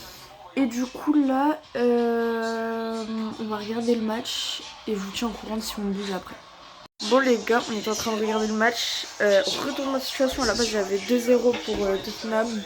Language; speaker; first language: French; native; French